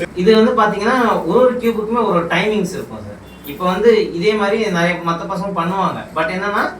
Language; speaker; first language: Tamil; native; Tamil